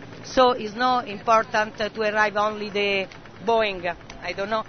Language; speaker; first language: English; non-native, learner; Italian